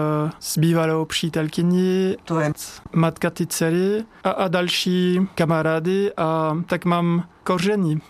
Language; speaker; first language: Czech; non-native, fluent; French